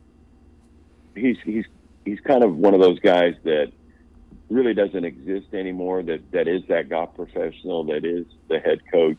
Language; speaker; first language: English; native; English